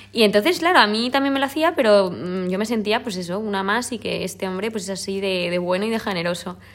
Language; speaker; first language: Spanish; native; Spanish